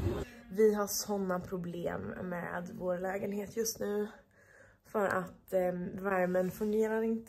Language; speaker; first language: Swedish; native; Swedish